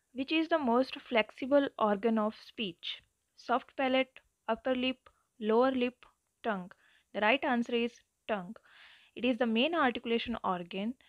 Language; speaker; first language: English; non-native, local second language; Punjabi